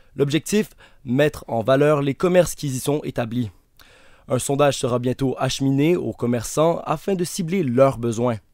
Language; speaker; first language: French; native; French